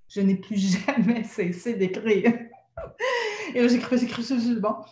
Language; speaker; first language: French; native; French